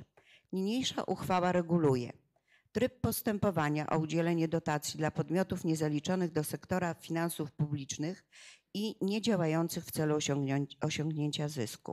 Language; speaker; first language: Polish; native; Polish